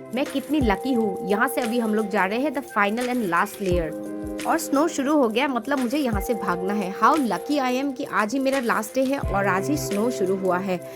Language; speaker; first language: Hindi; non-native, local second language; Assamese